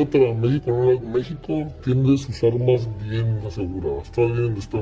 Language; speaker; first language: Spanish; native; Spanish